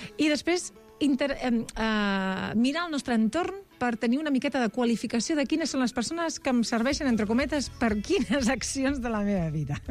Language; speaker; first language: Catalan; non-native, local second language; Spanish